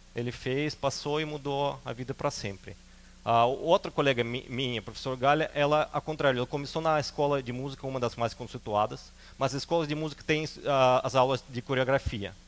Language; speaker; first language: Portuguese; non-native, fluent; Russian